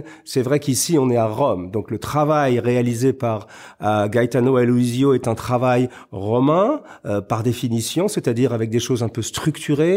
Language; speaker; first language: French; native; French